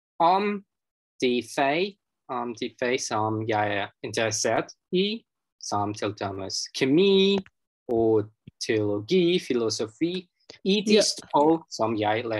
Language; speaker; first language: Danish; non-native, fluent; Russian